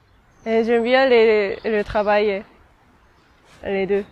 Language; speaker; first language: French; non-native, fluent; Japanese